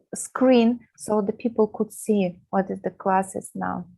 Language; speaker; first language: English; non-native, fluent; Russian